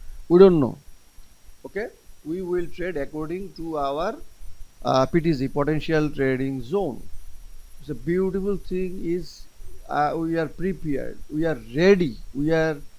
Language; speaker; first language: English; non-native, local second language; Bangla